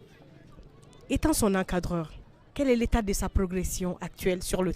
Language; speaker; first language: French; non-native, local second language; Bambara